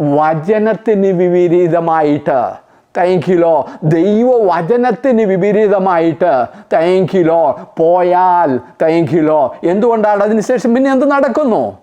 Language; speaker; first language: Malayalam; native; Malayalam